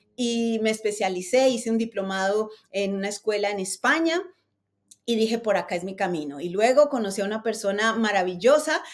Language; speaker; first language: Spanish; native; Spanish